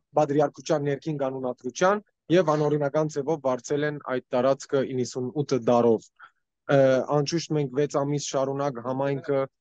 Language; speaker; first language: Armenian; early bilingual, heritage; Armenian